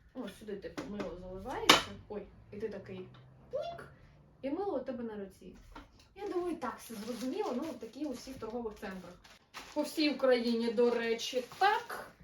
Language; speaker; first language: Ukrainian; non-native, local second language; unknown